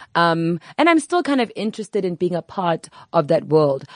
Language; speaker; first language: English; non-native, local second language; Zulu